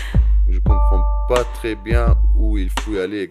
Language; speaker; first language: French; non-native, learner; Arabic